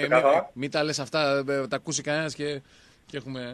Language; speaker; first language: Greek; native; Greek